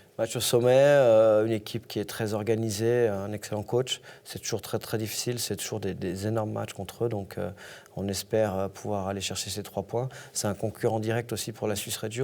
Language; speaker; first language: French; native; French